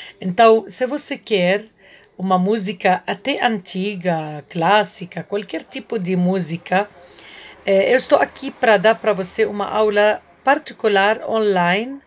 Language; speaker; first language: Portuguese; non-native, learner; Arabic